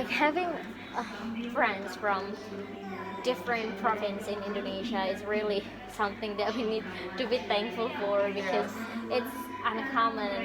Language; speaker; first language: English; non-native, fluent; Indonesian